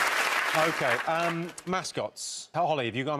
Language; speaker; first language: English; native; English